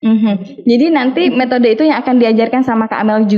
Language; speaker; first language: Indonesian; native; Indonesian